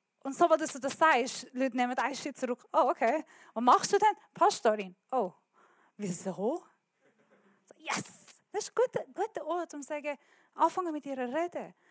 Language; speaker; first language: German; non-native, learner; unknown